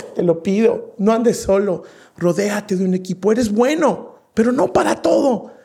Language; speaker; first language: Spanish; native; Spanish